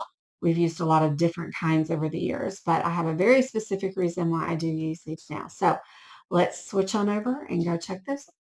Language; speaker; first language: English; native; English